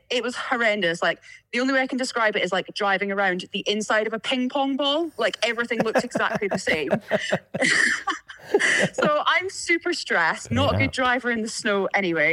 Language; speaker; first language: English; native; English